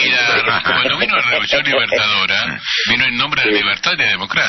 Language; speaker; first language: Spanish; native; Spanish